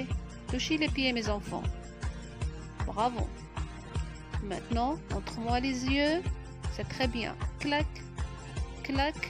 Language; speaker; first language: French; non-native, local second language; Arabic